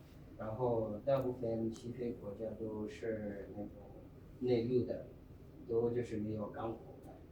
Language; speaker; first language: Chinese; non-native, fluent; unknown